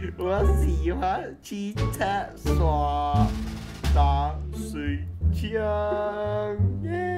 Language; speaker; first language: Chinese; early bilingual, heritage; Chinese